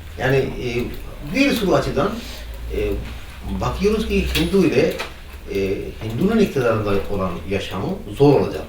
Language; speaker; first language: Turkish; non-native, fluent; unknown